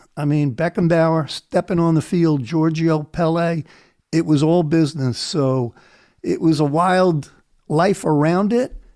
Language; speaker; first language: English; native; English